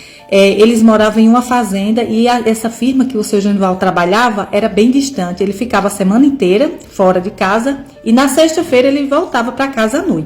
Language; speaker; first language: Portuguese; native; Portuguese